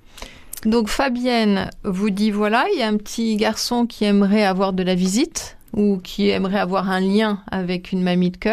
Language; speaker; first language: French; native; French